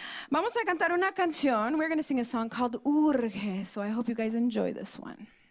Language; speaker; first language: English; native; English